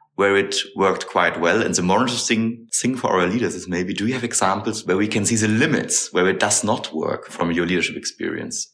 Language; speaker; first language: English; non-native, fluent; German